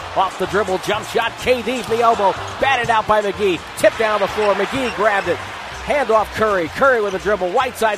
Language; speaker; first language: English; native; English